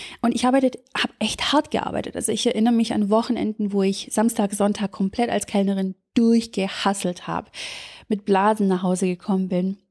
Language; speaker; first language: German; early bilingual, other home language; Serbian